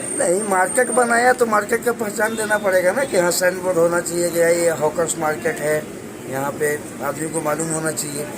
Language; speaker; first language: Hindi; non-native, local second language; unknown